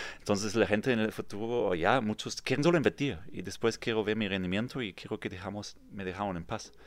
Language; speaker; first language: Spanish; non-native, fluent; German